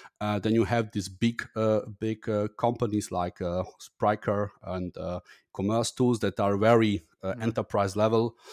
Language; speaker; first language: English; non-native, fluent; German